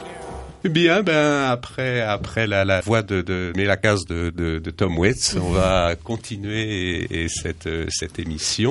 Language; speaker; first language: French; native; French